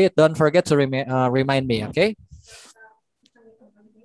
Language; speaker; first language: English; non-native, learner; Indonesian